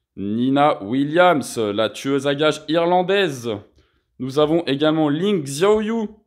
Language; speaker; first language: French; native; French